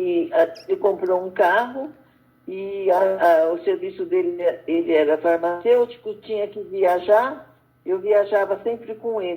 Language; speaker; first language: Portuguese; early bilingual, other home language; Arabic